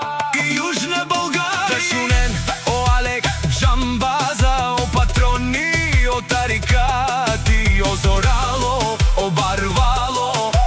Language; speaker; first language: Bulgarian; non-native, local second language; Romany